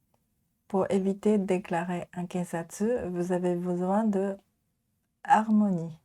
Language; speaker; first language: French; non-native, fluent; Japanese